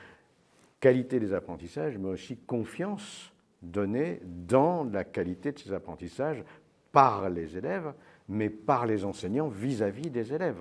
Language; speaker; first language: French; native; French